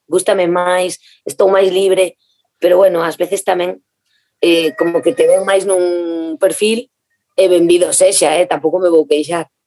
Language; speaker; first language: Galician; native; Galician